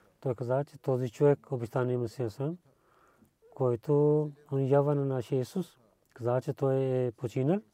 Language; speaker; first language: Bulgarian; non-native, learner; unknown